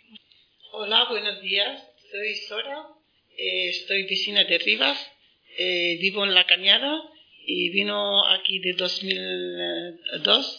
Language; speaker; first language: Spanish; non-native, learner; Arabic